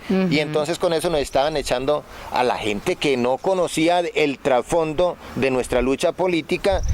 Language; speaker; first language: Spanish; native; Spanish